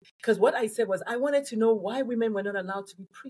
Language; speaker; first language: English; non-native, local second language; Igbo